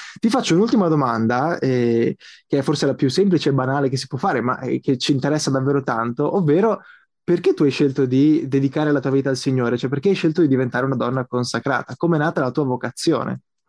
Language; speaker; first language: Italian; native; Italian